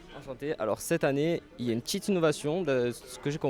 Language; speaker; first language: French; native; French